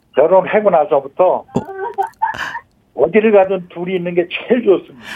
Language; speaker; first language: Korean; native; Korean